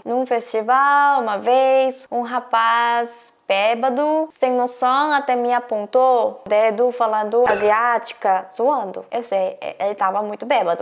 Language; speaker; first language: Portuguese; non-native, fluent; Korean